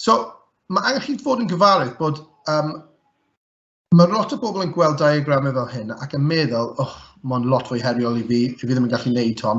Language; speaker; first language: Welsh; native; Welsh